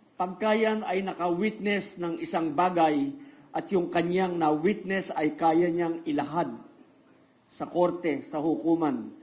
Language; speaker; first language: Filipino; native; Filipino